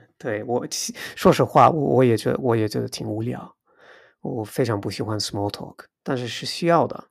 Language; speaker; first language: Chinese; non-native, fluent; English